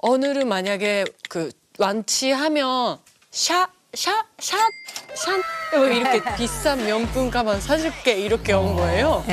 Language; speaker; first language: Korean; non-native, fluent; Japanese